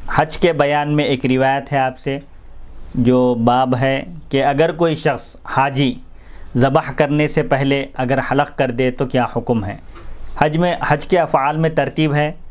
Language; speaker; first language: Urdu; native; Urdu